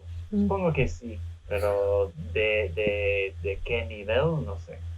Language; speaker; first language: Spanish; non-native, fluent; English